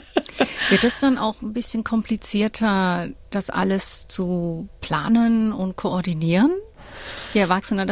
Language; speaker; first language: German; native; German